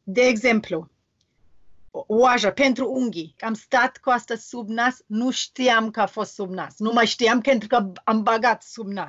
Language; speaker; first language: Romanian; non-native, learner; English